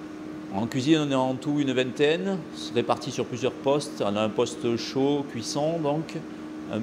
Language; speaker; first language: French; native; French